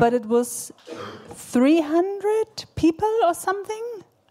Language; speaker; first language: English; non-native, fluent; German